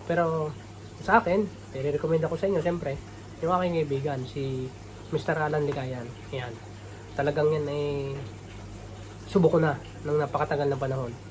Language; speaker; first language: Filipino; native; Filipino